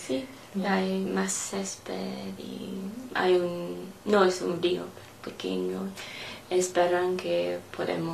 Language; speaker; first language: Spanish; non-native, learner; English